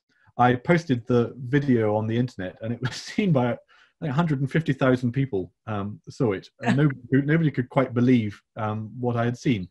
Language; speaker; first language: English; native; English